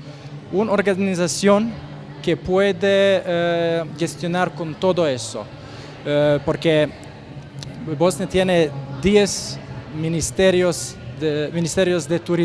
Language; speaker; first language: Spanish; non-native, fluent; Croatian